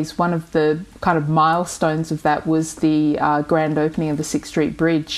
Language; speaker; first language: English; native; English